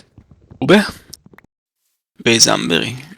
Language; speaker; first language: Persian; non-native, learner; Italian